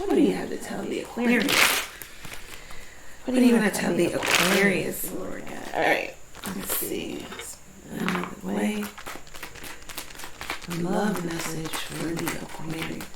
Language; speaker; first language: English; native; English